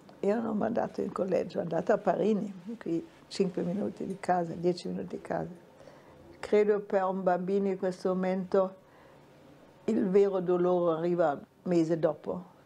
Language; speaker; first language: Italian; non-native, fluent; German